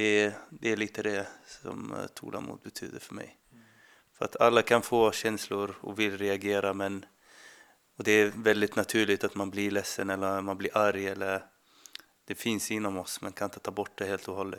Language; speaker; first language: Swedish; non-native, fluent; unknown